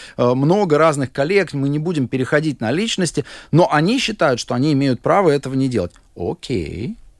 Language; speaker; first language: Russian; native; Russian